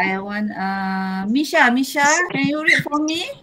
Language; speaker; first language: English; non-native, learner; Malay